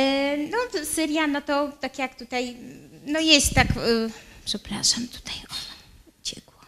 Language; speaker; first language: Polish; early bilingual, heritage; Arabic